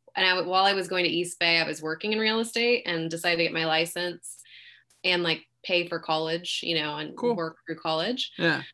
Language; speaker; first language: English; native; English